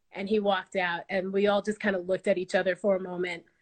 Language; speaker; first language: English; native; English